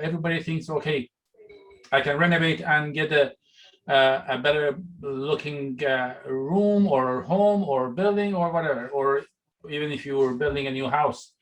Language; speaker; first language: English; non-native, fluent; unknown